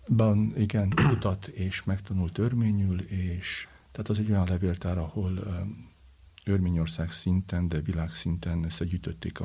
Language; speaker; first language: Hungarian; native; Hungarian